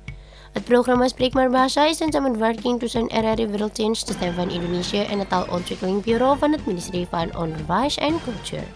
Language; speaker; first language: Dutch; non-native, learner; Indonesian